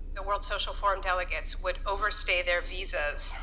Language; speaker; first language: English; native; English